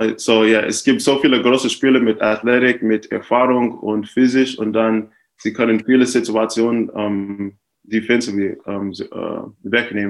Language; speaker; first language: German; non-native, fluent; English